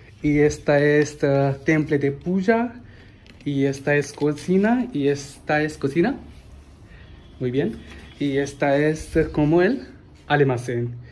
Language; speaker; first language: Spanish; non-native, learner; Hindi